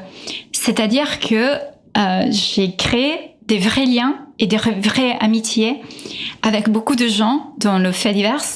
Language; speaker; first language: French; non-native, fluent; Italian